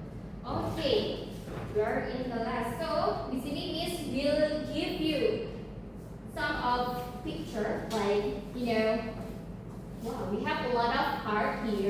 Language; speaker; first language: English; non-native, learner; Indonesian